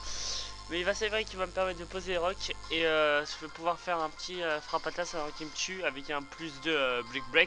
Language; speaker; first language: French; native; French